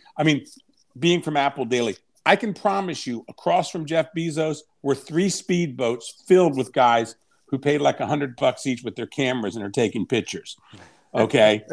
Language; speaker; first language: English; native; English